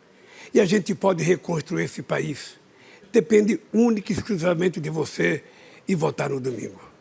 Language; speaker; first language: Portuguese; native; Portuguese